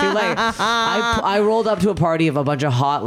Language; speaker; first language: English; native; English